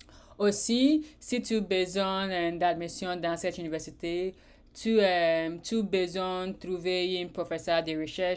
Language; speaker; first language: French; non-native, learner; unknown